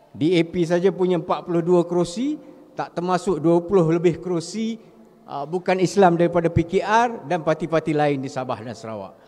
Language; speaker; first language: Malay; native; Malay